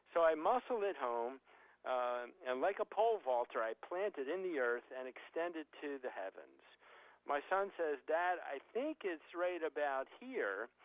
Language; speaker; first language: English; native; English